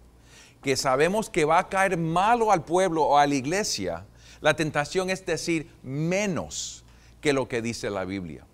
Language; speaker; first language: Spanish; non-native, fluent; English